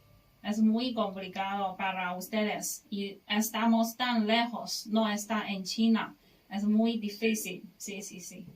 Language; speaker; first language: Spanish; non-native, learner; Chinese